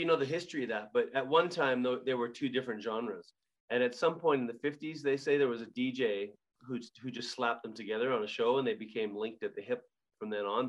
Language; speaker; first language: English; native; English